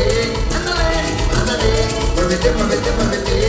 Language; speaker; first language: Spanish; native; Spanish